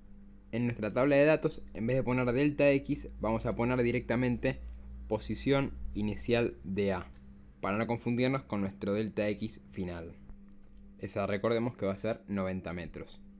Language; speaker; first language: Spanish; native; Spanish